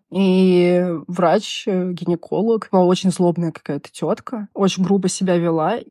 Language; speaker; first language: Russian; native; Russian